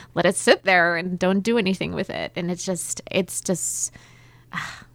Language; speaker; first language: English; non-native, fluent; German